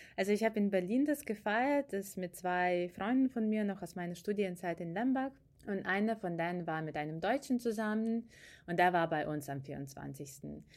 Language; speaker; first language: German; non-native, fluent; Ukrainian